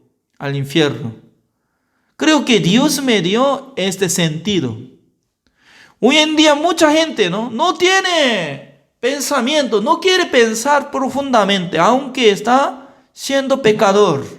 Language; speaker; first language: Spanish; non-native, learner; Korean